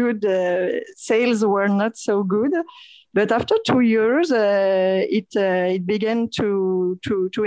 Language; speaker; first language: English; non-native, learner; French